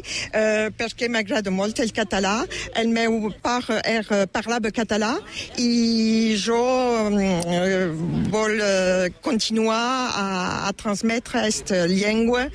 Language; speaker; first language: Catalan; non-native, learner; French